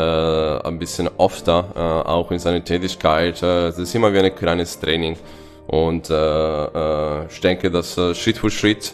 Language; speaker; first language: German; non-native, fluent; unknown